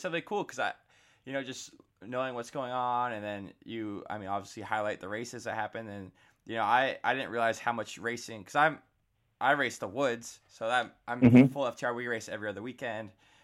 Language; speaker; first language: English; native; English